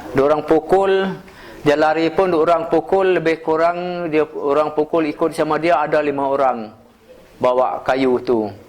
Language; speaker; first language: Malay; non-native, local second language; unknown